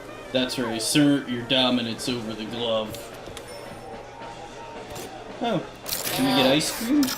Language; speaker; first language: English; native; English